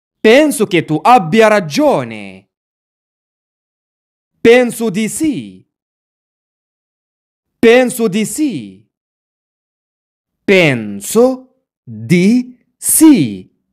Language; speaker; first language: Italian; non-native, fluent; Arabic